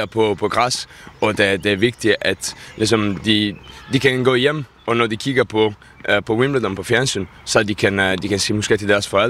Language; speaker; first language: Danish; non-native, fluent; Italian